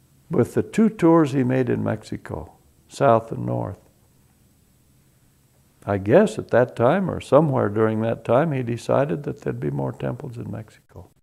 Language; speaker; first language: English; early bilingual, other home language; Spanish